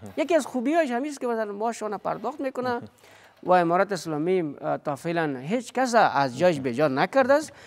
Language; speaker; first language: Persian; non-native, local second language; Pashto